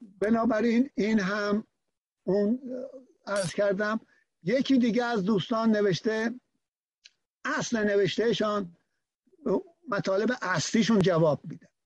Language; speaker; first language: Persian; non-native, local second language; Azerbaijani